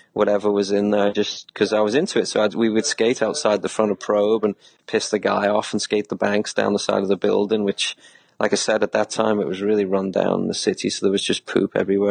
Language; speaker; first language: English; native; English